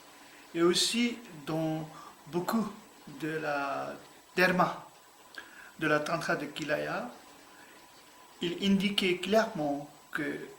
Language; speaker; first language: French; non-native, learner; Tibetan